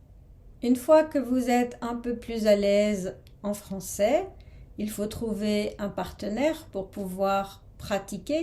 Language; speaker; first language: French; non-native, fluent; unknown